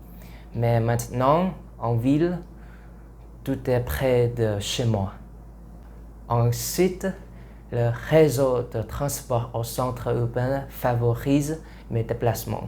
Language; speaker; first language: French; non-native, learner; Vietnamese